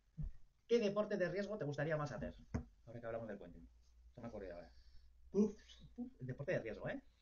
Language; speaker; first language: Spanish; native; Spanish